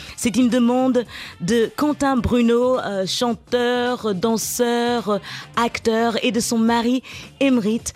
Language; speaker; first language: French; native; French